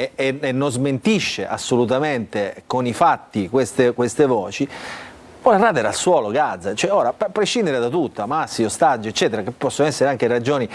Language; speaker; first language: Italian; native; Italian